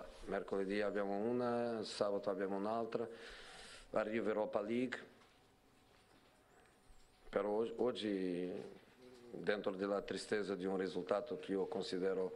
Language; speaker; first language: Italian; non-native, fluent; Portuguese